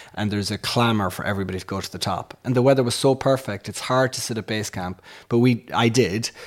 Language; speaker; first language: English; native; English